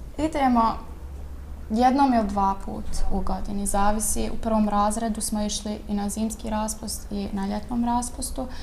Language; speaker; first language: Serbian; early bilingual, heritage; Bosnian